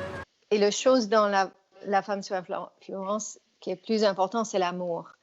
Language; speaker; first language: French; non-native, fluent; English